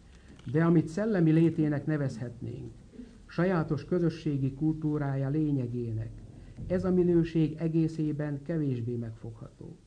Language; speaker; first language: Hungarian; native; Hungarian